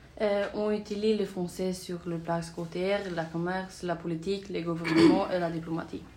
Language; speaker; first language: French; non-native, learner; Norwegian